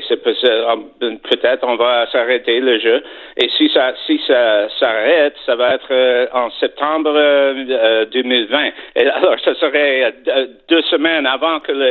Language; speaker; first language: French; non-native, fluent; English